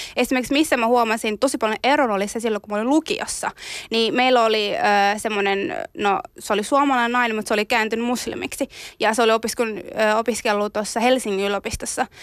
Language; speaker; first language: Finnish; early bilingual, other home language; Somali